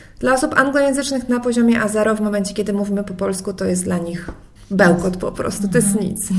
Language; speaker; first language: Polish; native; Polish